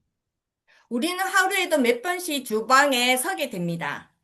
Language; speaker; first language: Korean; native; Korean